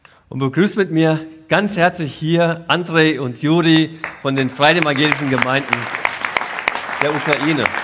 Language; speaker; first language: German; native; German